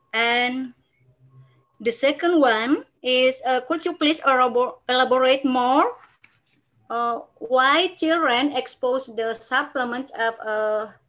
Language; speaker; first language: English; non-native, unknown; Indonesian